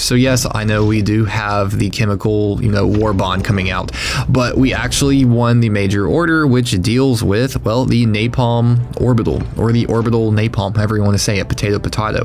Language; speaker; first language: English; native; English